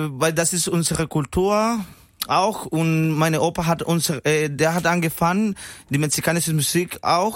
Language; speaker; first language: German; non-native, learner; Spanish